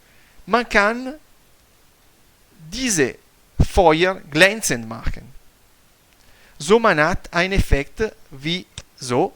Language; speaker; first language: German; non-native, fluent; Italian